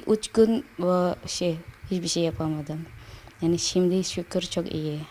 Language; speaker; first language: Turkish; non-native, fluent; Indonesian